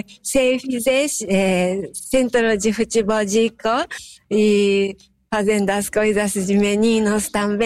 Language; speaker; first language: Portuguese; non-native, fluent; Japanese